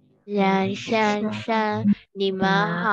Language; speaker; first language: Chinese; non-native, learner; Burmese